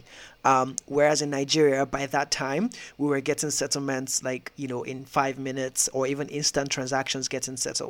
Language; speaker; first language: English; non-native, local second language; Yoruba